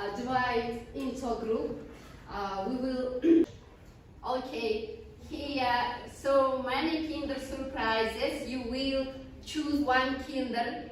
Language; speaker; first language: English; non-native, learner; Kazakh